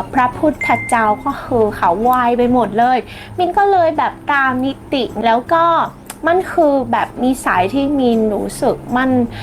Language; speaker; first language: Thai; non-native, learner; Vietnamese